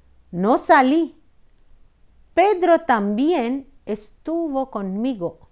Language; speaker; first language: Spanish; non-native, fluent; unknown